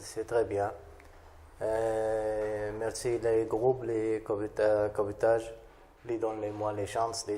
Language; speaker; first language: French; non-native, learner; Arabic